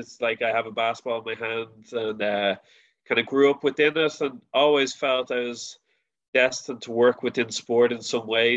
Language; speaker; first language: English; native; English